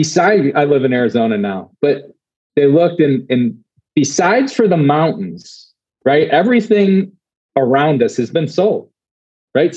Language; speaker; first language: English; native; English